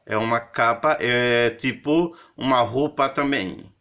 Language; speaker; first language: Portuguese; non-native, fluent; Haitian Creole